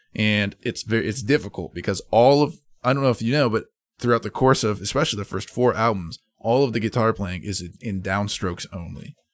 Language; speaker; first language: English; native; English